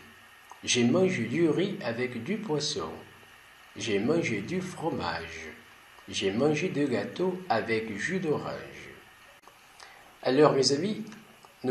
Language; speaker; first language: French; non-native, learner; Portuguese